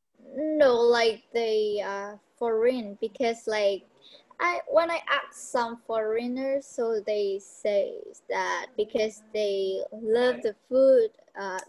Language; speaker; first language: English; non-native, learner; Vietnamese